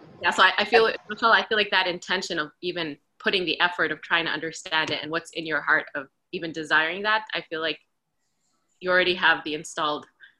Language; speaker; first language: English; non-native, fluent; Arabic